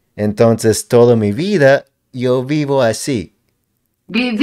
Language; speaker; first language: Spanish; non-native, learner; English